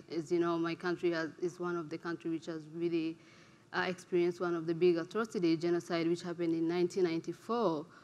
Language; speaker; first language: English; non-native, local second language; Kinyarwanda